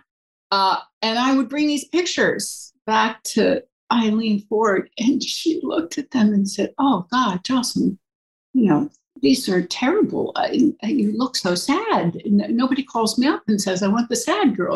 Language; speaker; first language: English; native; English